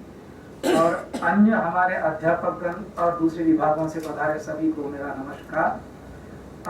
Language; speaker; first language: Hindi; native; Hindi